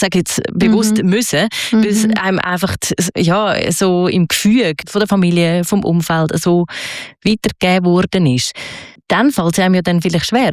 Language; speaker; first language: German; native; German